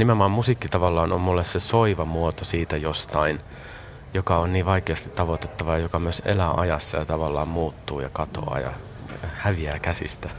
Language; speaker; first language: Finnish; native; Finnish